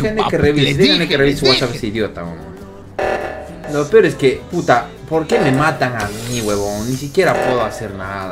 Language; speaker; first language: Spanish; native; Spanish